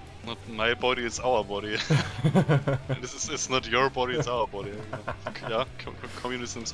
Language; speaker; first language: English; non-native, learner; German